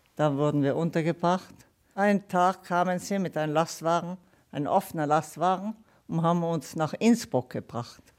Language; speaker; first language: German; non-native, fluent; Italian